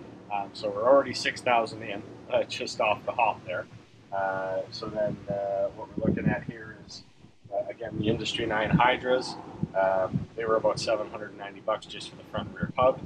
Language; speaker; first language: English; native; English